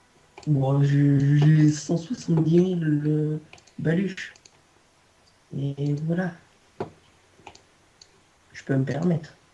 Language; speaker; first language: French; native; French